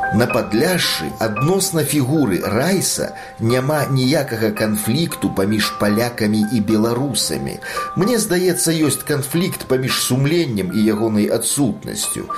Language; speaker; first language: Belarusian; native; Belarusian